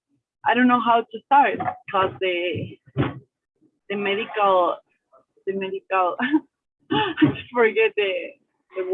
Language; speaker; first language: English; non-native, learner; Spanish